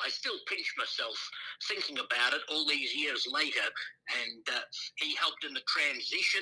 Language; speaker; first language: English; native; English